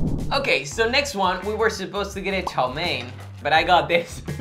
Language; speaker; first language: English; native; English